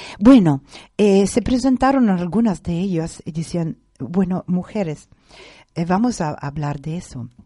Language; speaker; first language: Spanish; non-native, fluent; Italian